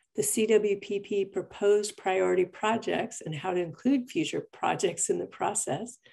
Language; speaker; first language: English; native; English